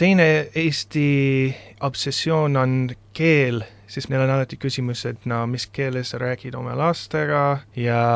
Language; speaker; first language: Estonian; non-native, fluent; English